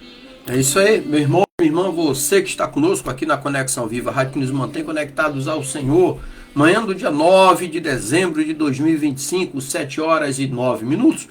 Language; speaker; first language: Portuguese; native; Portuguese